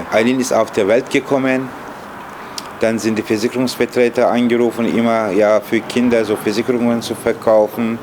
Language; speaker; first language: German; non-native, fluent; Turkish